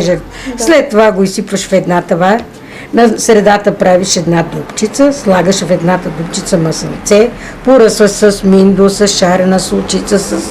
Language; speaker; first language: Bulgarian; native; Bulgarian